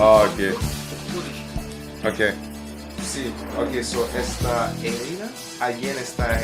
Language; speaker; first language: Spanish; non-native, learner; French